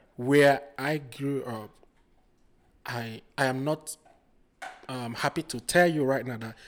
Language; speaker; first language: English; non-native, local second language; Igbo